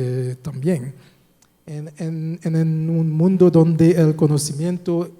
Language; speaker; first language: Spanish; non-native, fluent; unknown